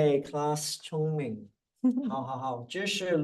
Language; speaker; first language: Chinese; non-native, fluent; English